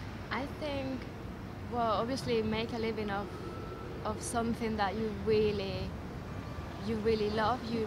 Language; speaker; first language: English; non-native, fluent; Spanish